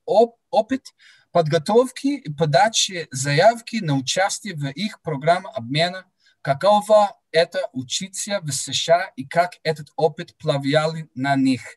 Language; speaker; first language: Russian; non-native, fluent; English